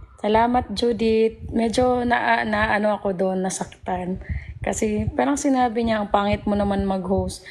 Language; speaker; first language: Filipino; non-native, local second language; Cebuano